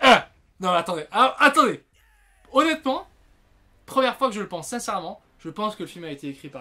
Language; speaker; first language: French; native; French